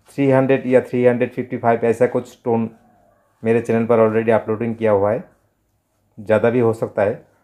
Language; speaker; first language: Hindi; non-native, local second language; Bangla